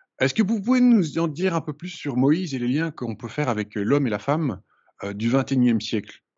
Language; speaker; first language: French; native; French